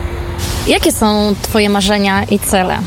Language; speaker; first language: Polish; native; Polish